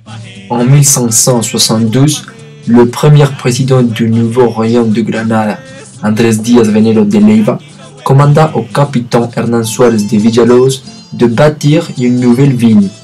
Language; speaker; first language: French; non-native, learner; Spanish